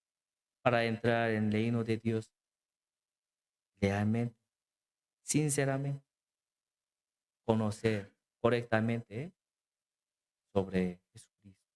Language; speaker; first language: Spanish; non-native, learner; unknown